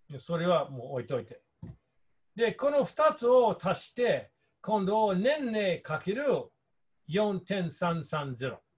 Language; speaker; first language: Japanese; non-native, fluent; English